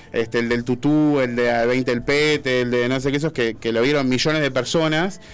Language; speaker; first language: Spanish; native; Spanish